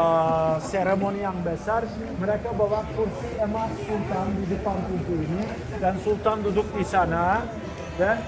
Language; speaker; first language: Indonesian; non-native, fluent; Turkish